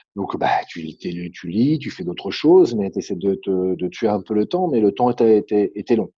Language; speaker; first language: French; native; French